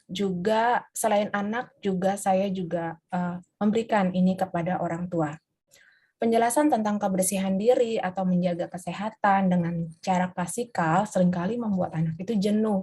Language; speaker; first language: Indonesian; native; Indonesian